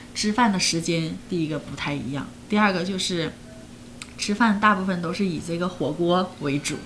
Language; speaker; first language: Chinese; native; Chinese